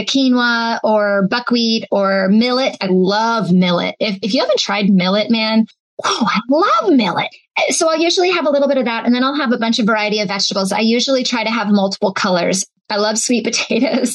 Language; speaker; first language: English; native; English